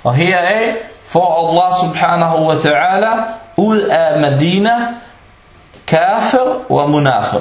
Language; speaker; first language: Danish; early bilingual, other home language; Arabic